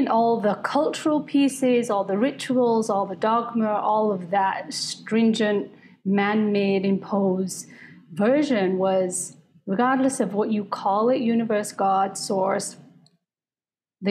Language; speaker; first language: English; native; English